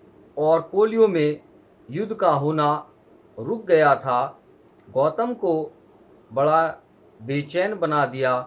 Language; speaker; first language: Hindi; native; Hindi